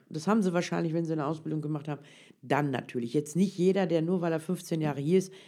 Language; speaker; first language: German; early bilingual, other home language; Turkish